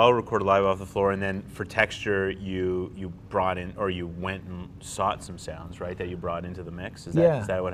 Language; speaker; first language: English; native; English